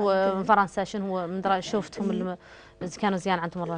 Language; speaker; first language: Arabic; native; Arabic